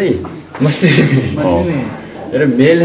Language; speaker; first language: Hindi; non-native, learner; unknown